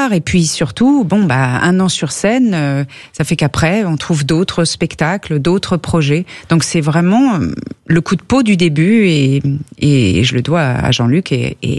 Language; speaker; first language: French; native; French